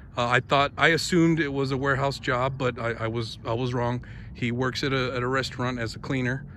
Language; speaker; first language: English; early bilingual, other home language; Spanish